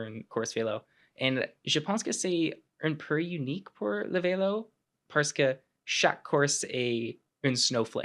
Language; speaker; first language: French; non-native, local second language; English